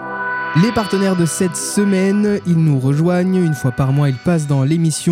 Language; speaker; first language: French; native; French